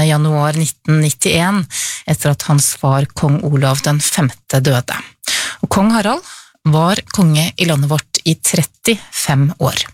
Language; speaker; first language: Norwegian; native; Norwegian